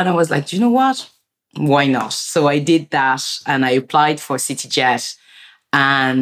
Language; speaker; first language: English; non-native, fluent; French